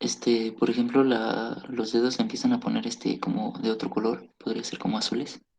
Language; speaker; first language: Spanish; native; Spanish